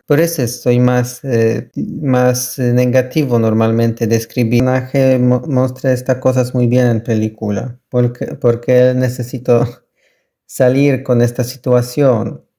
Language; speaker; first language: Spanish; non-native, learner; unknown